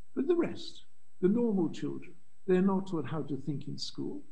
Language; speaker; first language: English; native; English